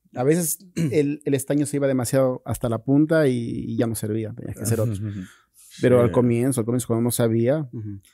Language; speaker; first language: Spanish; native; Spanish